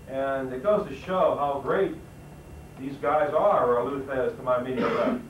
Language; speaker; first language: English; native; English